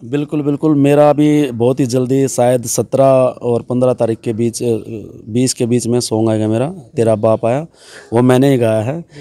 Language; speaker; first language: Hindi; native; Hindi